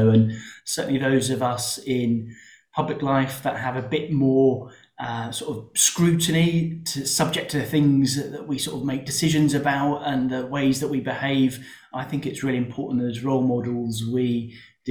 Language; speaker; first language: English; native; English